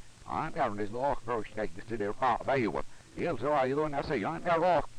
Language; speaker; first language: English; native; English